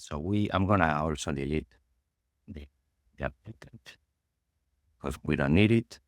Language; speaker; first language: English; non-native, fluent; Spanish